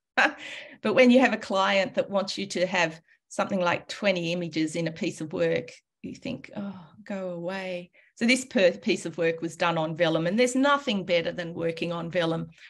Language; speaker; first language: English; native; English